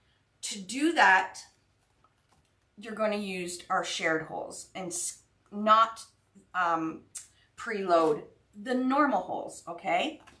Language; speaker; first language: English; native; English